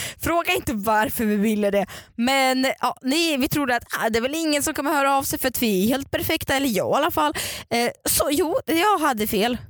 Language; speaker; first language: Swedish; early bilingual, other home language; Russian